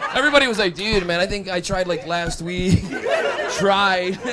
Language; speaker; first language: English; native; English